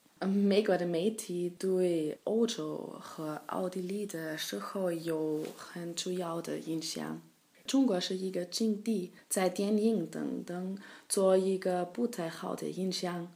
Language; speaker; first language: Chinese; non-native, learner; German